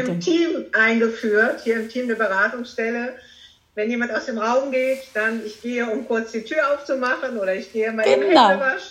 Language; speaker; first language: German; native; German